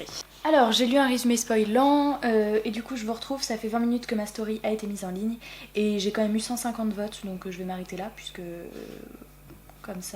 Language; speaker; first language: French; native; French